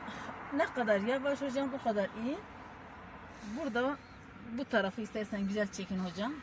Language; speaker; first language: Turkish; native; Turkish